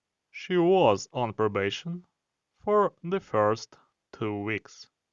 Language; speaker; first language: English; non-native, fluent; Ukrainian